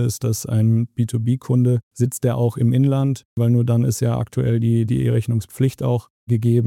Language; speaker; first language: German; native; German